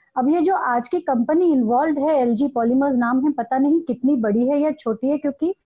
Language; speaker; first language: Hindi; non-native, local second language; Marathi